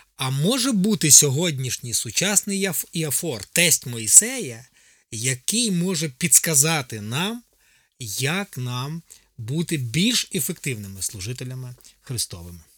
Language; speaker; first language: Ukrainian; native; Ukrainian